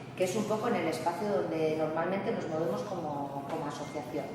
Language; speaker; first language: Spanish; non-native, local second language; Basque